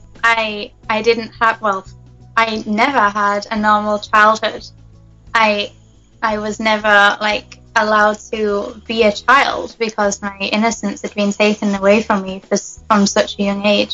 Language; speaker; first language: English; native; English